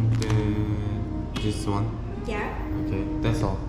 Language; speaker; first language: English; non-native, learner; Korean